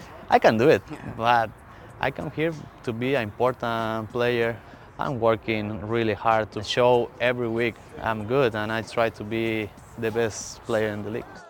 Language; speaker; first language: English; non-native, fluent; Spanish